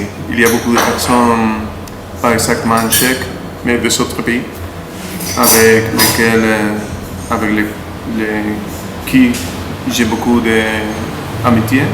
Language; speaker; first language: French; non-native, learner; Spanish